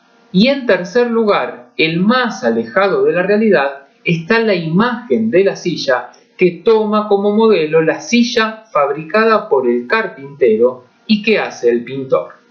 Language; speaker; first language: Spanish; native; Spanish